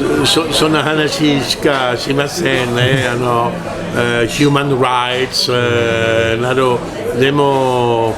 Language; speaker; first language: Japanese; non-native, learner; French